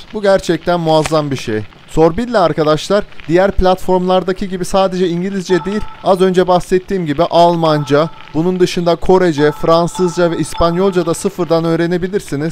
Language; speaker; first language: Turkish; native; Turkish